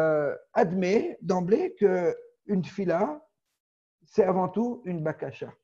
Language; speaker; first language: French; native; French